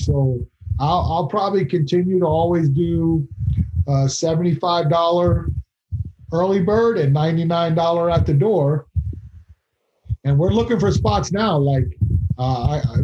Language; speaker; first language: English; native; English